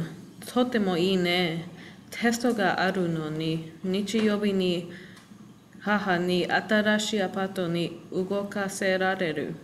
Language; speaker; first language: Japanese; non-native, learner; English